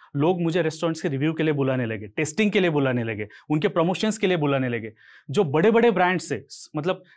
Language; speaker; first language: Hindi; non-native, local second language; Marathi